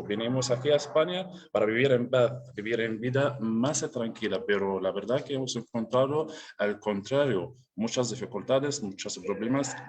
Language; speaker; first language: Spanish; non-native, learner; Arabic